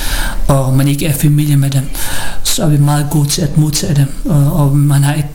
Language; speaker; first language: Danish; non-native, fluent; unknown